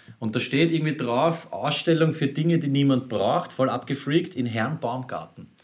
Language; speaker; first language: German; native; German